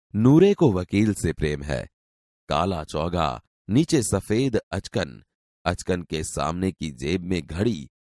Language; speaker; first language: Hindi; non-native, local second language; Gujarati